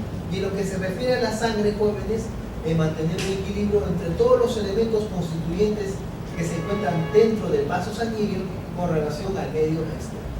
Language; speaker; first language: Spanish; native; Spanish